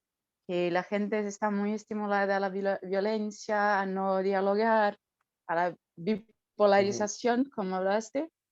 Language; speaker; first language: Spanish; non-native, fluent; Portuguese